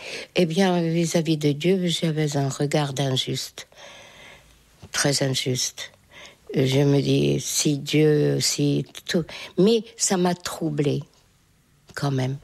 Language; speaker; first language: French; non-native, fluent; Hungarian